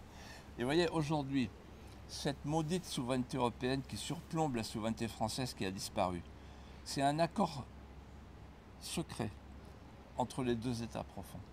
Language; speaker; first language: French; native; French